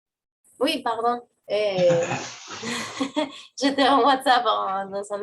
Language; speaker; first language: French; non-native, learner; Spanish